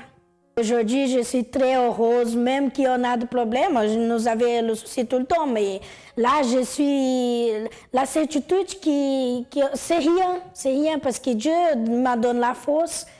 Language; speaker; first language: French; non-native, learner; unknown